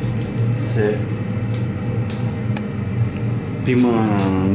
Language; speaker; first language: French; non-native, learner; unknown